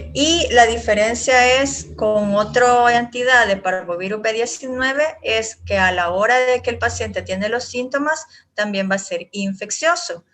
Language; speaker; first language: Spanish; native; Spanish